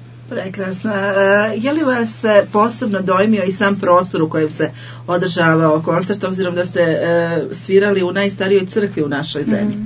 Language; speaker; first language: Serbian; native; Serbian